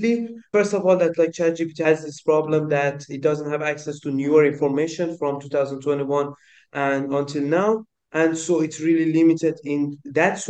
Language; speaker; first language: English; non-native, local second language; Persian